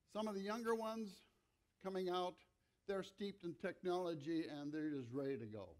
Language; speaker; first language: English; native; English